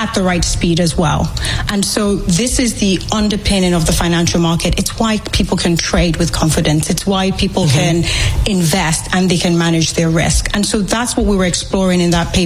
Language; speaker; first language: English; native; English